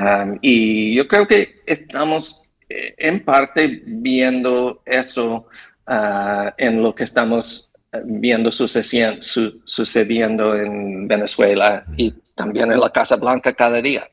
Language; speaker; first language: Spanish; non-native, fluent; English